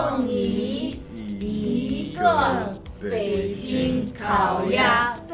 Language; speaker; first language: Chinese; non-native, learner; English